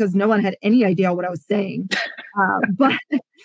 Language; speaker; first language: English; non-native, fluent; Polish